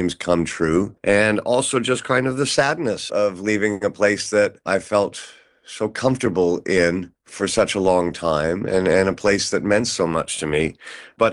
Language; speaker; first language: English; native; English